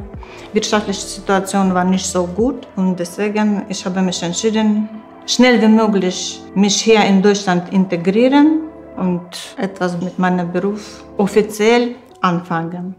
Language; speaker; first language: German; non-native, learner; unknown